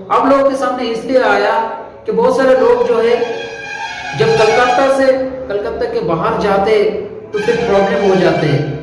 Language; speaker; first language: Hindi; non-native, local second language; Bangla